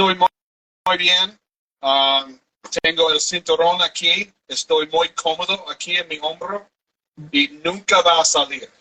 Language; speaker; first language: Spanish; non-native, fluent; English